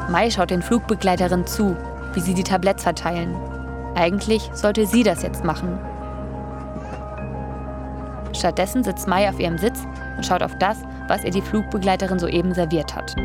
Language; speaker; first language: German; native; German